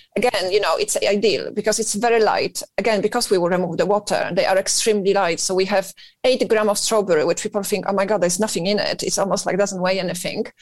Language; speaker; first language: English; non-native, fluent; Polish